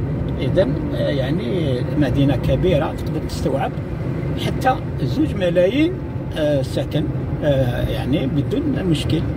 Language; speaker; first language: Arabic; native; Arabic